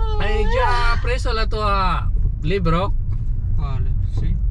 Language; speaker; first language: Italian; non-native, learner; Filipino